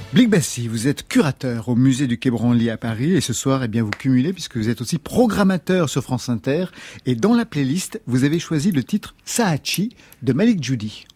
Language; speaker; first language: French; native; French